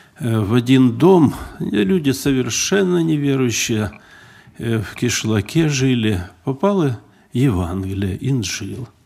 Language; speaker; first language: Russian; native; Russian